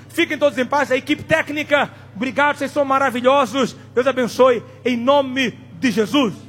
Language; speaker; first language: Portuguese; non-native, local second language; Tsonga